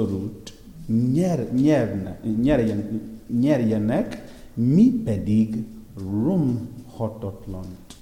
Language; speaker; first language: Hungarian; non-native, fluent; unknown